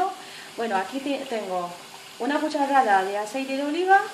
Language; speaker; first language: Spanish; non-native, fluent; Arabic